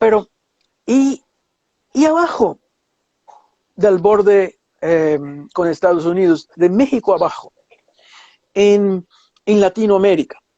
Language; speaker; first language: Spanish; non-native, fluent; Portuguese